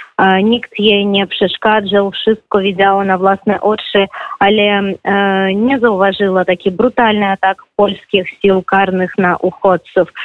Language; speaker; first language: Polish; non-native, fluent; Belarusian